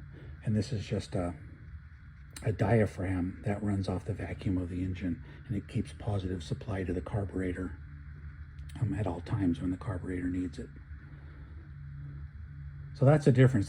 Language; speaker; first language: English; native; English